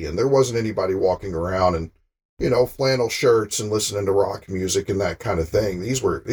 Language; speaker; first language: English; native; English